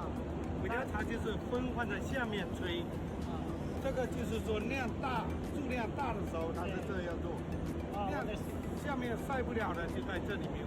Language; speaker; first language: Chinese; native; Chinese